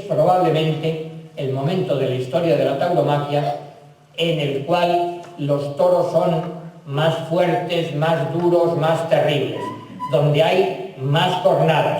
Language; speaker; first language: Spanish; native; Spanish